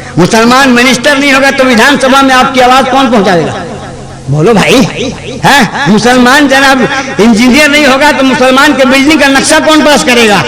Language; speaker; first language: Hindi; non-native, local second language; Bhojpuri